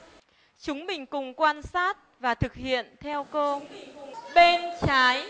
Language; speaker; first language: Vietnamese; native; Vietnamese